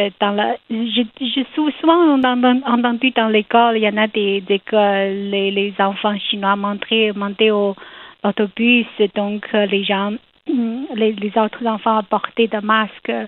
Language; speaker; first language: French; non-native, learner; Chinese